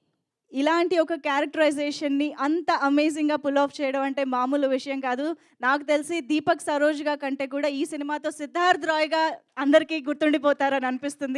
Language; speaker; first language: Telugu; native; Telugu